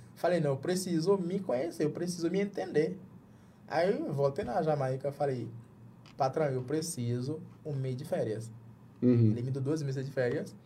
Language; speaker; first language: Portuguese; non-native, fluent; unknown